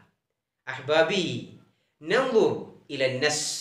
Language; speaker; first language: Arabic; non-native, fluent; Malayalam